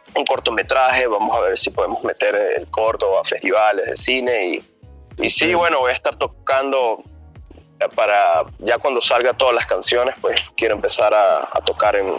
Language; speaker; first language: Spanish; native; Spanish